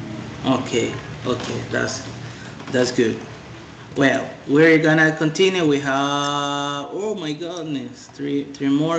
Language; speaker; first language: English; non-native, fluent; Spanish